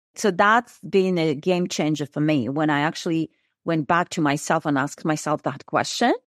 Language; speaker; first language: English; non-native, fluent; Russian